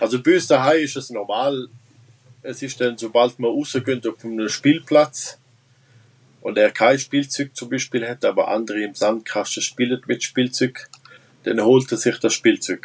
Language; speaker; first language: German; non-native, local second language; Romansh